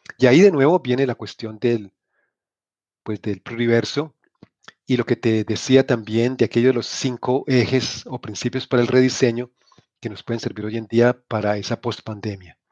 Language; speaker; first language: Spanish; native; Spanish